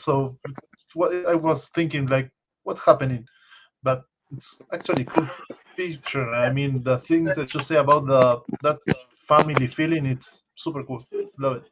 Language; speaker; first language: English; non-native, fluent; Spanish